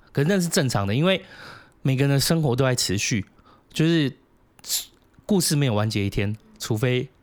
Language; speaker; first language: Chinese; native; Chinese